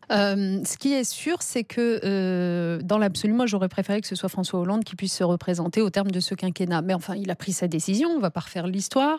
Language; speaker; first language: French; early bilingual, other home language; Riffian